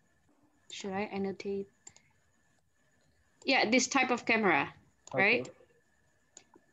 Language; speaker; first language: English; non-native, fluent; Indonesian